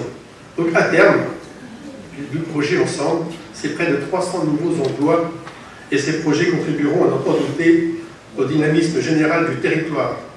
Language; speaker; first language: French; native; French